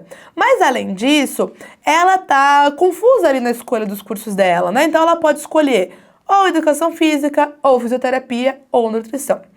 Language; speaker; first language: Portuguese; native; Portuguese